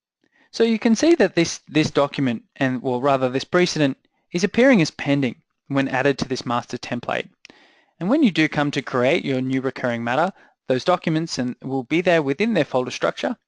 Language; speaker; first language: English; native; English